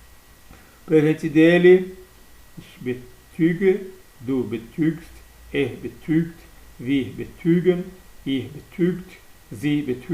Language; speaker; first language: German; non-native, learner; Portuguese